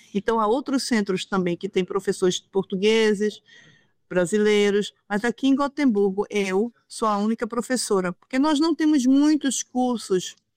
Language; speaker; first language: Portuguese; native; Portuguese